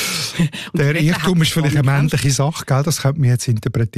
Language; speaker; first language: German; native; German